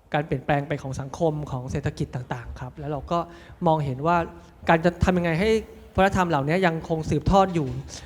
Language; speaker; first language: Thai; native; Thai